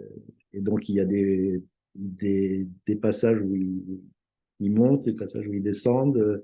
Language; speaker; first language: French; native; French